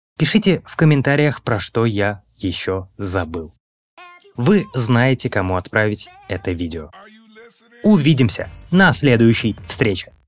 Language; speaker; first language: Russian; native; Russian